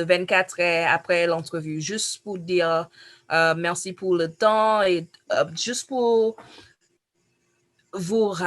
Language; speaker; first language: French; non-native, fluent; English